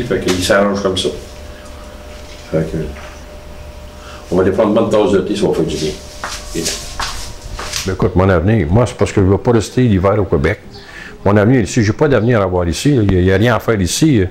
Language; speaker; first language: French; native; French